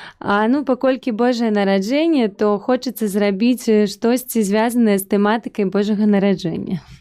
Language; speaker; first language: Belarusian; native; Belarusian